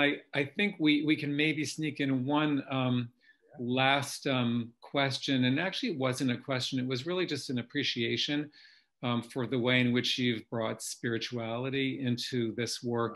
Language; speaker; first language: English; native; English